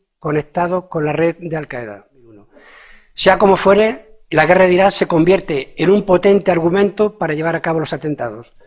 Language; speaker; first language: Spanish; native; Spanish